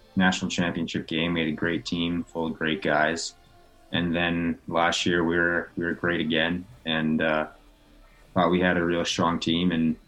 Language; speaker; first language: English; native; English